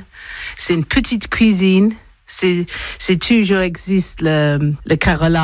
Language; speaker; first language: French; non-native, learner; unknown